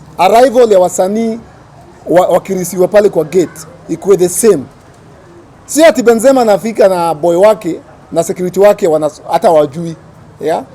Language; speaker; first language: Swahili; native; Swahili